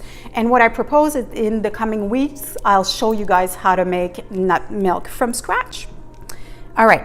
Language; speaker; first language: English; native; English